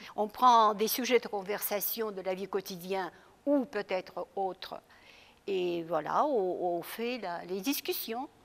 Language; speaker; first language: French; non-native, fluent; Russian